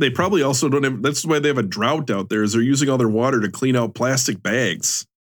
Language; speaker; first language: English; native; English